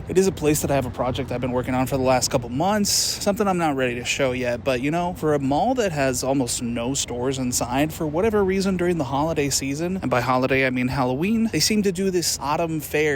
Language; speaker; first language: English; native; English